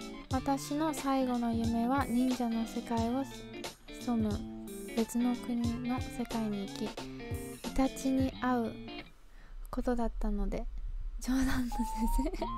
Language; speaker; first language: Japanese; early bilingual, other home language; English